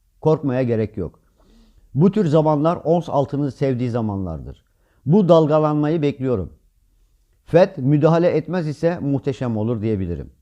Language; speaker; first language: Turkish; native; Turkish